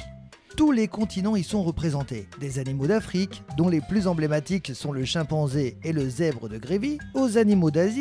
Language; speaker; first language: French; native; French